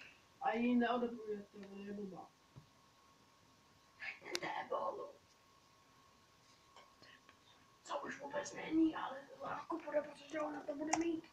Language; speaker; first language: Czech; early bilingual, heritage; Czech